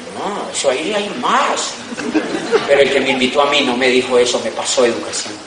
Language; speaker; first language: Spanish; native; Spanish